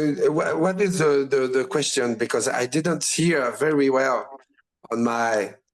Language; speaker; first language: English; non-native, learner; French